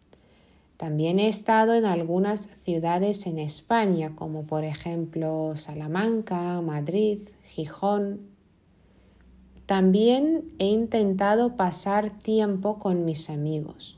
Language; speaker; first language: Spanish; non-native, fluent; Lithuanian